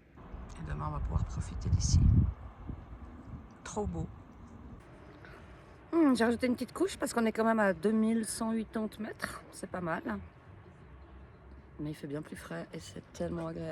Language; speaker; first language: French; native; French